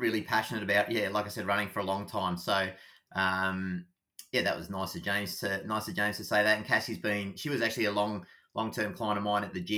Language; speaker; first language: English; native; English